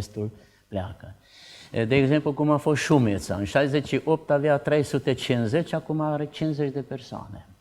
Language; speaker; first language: Romanian; non-native, local second language; Czech